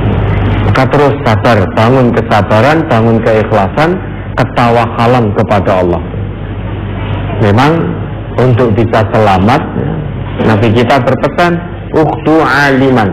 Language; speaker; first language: Indonesian; non-native, local second language; Javanese